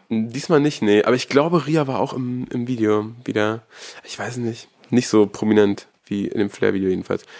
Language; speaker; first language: German; native; German